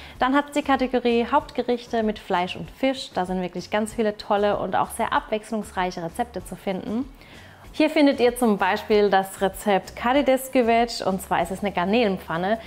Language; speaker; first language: German; early bilingual, other home language; Turkish